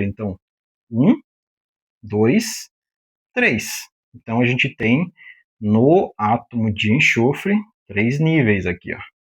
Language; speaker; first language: Portuguese; native; Portuguese